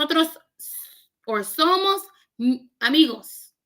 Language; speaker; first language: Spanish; non-native, learner; English